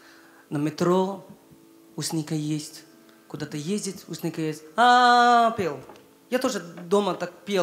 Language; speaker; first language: Russian; non-native, learner; Hindi